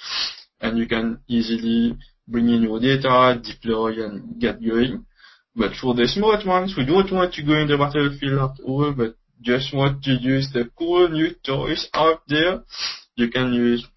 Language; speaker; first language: English; non-native, local second language; Morisyen